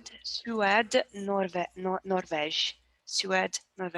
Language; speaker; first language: French; non-native, learner; Portuguese